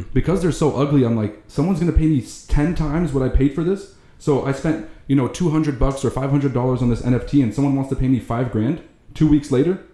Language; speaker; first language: English; early bilingual, other home language; Arabic